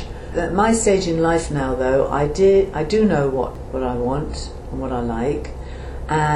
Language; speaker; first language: English; native; English